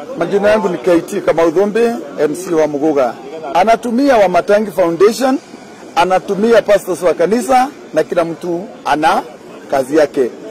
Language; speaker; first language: Swahili; native; Swahili